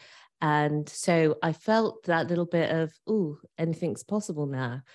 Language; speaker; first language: English; native; English